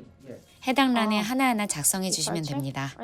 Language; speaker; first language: Korean; native; Korean